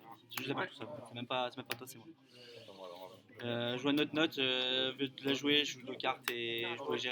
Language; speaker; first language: French; native; French